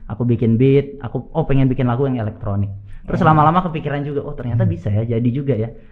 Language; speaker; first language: Indonesian; native; Indonesian